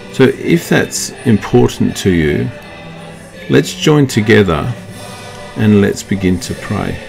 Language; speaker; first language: English; native; English